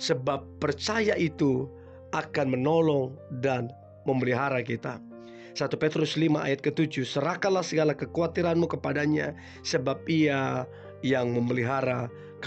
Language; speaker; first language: Indonesian; native; Indonesian